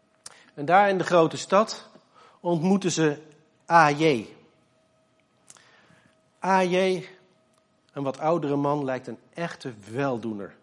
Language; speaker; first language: Dutch; native; Dutch